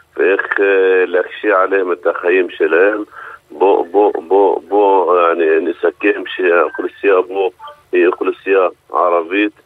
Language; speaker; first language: Hebrew; non-native, local second language; Arabic